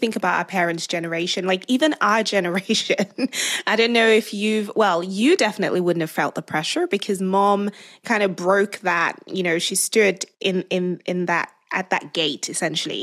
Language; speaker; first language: English; non-native, local second language; Yoruba